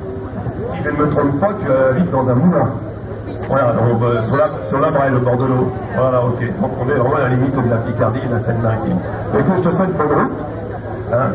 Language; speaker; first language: French; native; French